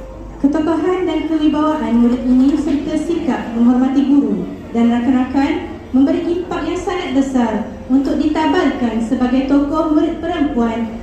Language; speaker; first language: Malay; native; Malay